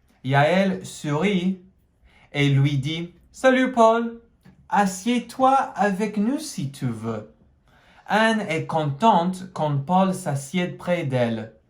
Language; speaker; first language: French; non-native, fluent; English